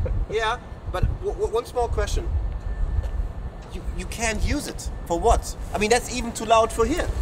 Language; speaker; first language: English; non-native, fluent; German